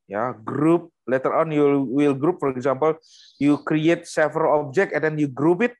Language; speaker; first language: English; non-native, learner; Indonesian